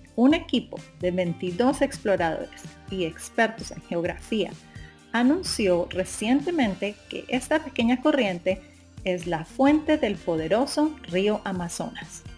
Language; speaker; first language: Spanish; native; Spanish